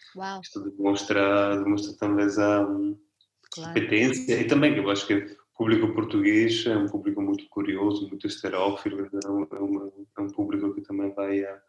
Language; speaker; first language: Portuguese; non-native, fluent; Italian